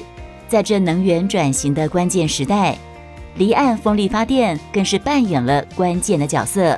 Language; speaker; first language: Chinese; native; Chinese